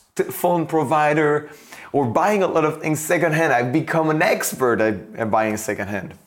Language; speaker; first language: English; non-native, fluent; French